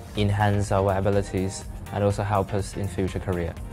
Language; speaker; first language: English; non-native, fluent; Chinese